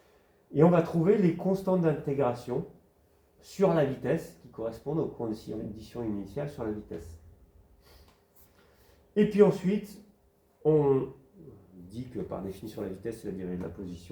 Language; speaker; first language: French; native; French